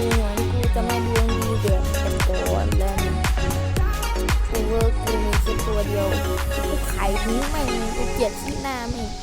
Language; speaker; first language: Thai; native; Thai